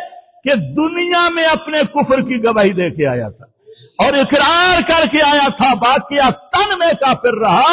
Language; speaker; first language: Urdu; non-native, local second language; Punjabi